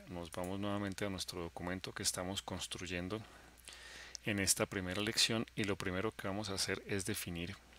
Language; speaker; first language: Spanish; native; Spanish